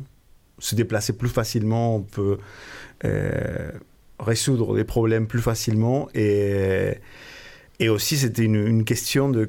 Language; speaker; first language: French; non-native, fluent; Spanish